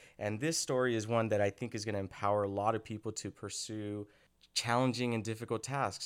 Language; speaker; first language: English; early bilingual, other home language; Spanish